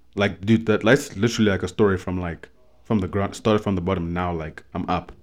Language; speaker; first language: English; native; English